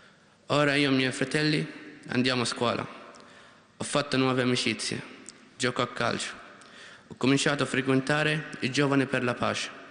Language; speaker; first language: Italian; non-native, learner; Arabic